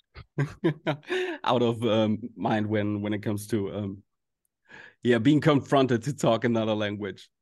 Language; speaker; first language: English; non-native, fluent; German